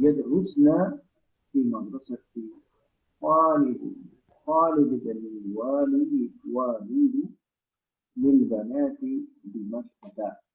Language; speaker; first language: Arabic; non-native, fluent; Indonesian